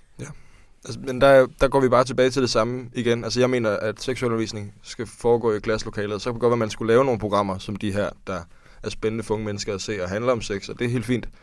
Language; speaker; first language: Danish; native; Danish